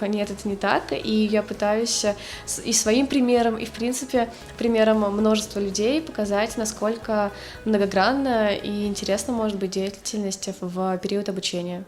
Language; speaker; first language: Russian; native; Russian